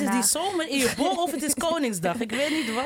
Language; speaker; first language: Dutch; native; Dutch